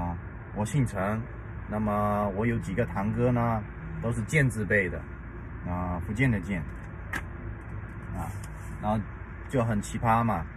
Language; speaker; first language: Chinese; native; Chinese